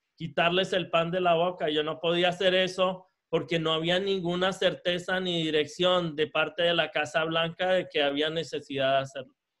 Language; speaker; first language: Spanish; native; Spanish